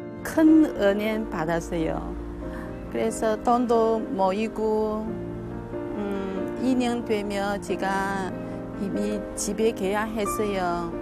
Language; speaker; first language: Korean; early bilingual, other home language; Chinese